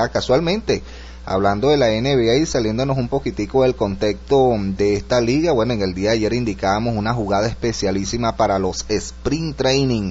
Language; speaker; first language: Spanish; native; Spanish